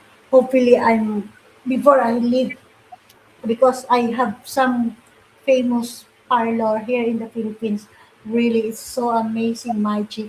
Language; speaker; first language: English; non-native, local second language; Filipino